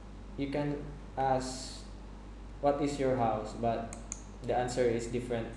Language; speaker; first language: English; non-native, fluent; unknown